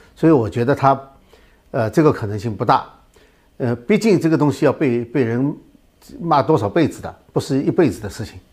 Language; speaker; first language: Chinese; native; Chinese